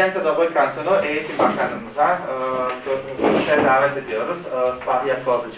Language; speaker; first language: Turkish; non-native, fluent; Bosnian